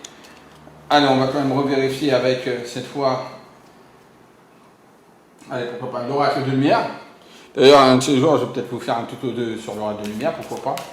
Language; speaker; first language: French; native; French